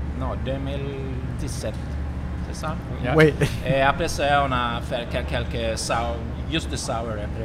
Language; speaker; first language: French; non-native, learner; Swedish